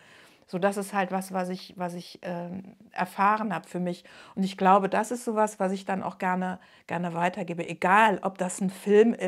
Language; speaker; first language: German; native; German